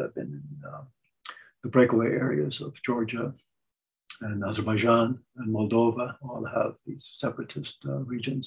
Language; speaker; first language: English; native; English